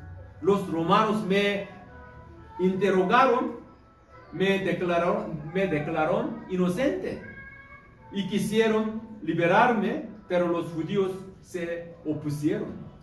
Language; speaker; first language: Spanish; non-native, learner; Korean